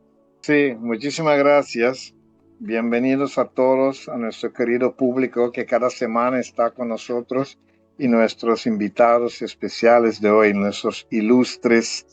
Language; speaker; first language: Spanish; non-native, fluent; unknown